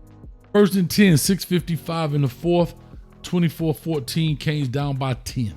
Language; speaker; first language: English; native; English